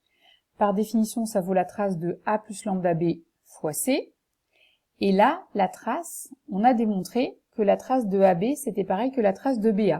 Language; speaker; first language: French; native; French